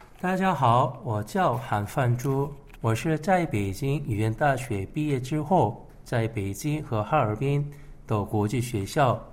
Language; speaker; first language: Chinese; non-native, fluent; Korean